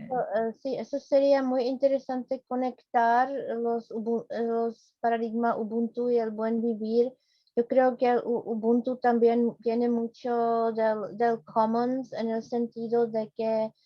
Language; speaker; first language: Spanish; non-native, fluent; Czech